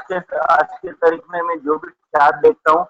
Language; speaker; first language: Hindi; non-native, local second language; Marathi